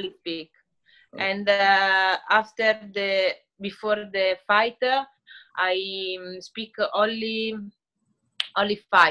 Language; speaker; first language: English; non-native, learner; Italian